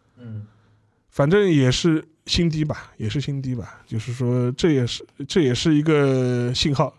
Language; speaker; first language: Chinese; native; Chinese